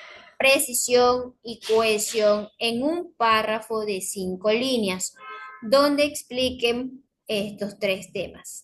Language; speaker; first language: Spanish; native; Spanish